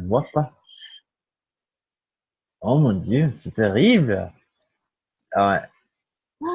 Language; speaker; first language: French; non-native, fluent; Portuguese